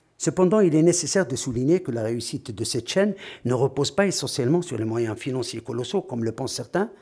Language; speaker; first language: French; non-native, local second language; Arabic